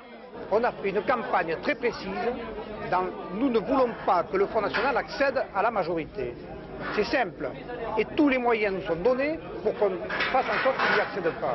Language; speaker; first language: French; native; French